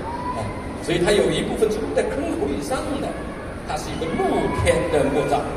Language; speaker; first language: Chinese; native; Chinese